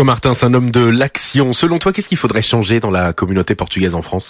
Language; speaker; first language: French; early bilingual, other home language; Portuguese